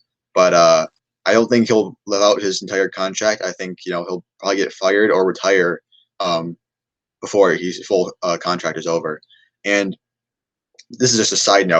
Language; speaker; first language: English; native; English